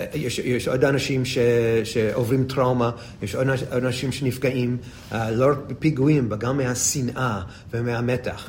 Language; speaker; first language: Hebrew; non-native, fluent; English